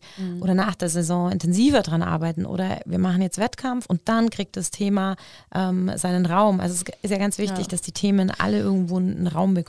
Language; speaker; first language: German; native; German